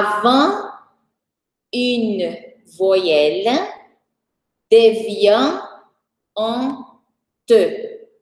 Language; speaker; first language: French; non-native, fluent; Portuguese